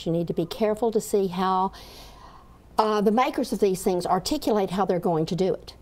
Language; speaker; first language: English; native; English